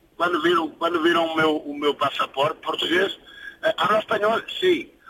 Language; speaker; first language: Portuguese; native; Portuguese